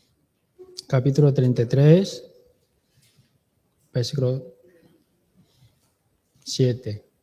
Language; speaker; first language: Spanish; non-native, learner; Chinese